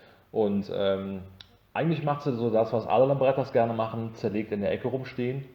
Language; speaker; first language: German; native; German